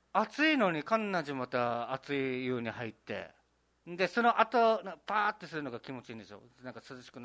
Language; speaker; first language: Japanese; native; Japanese